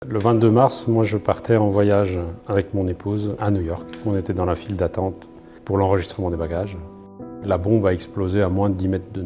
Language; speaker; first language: French; native; French